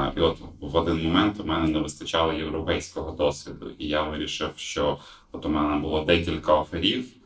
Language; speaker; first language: Ukrainian; non-native, local second language; Russian